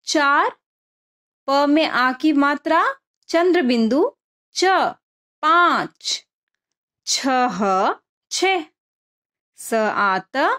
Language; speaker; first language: Hindi; non-native, local second language; Bangla